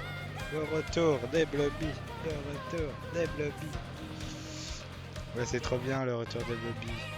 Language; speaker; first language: French; native; French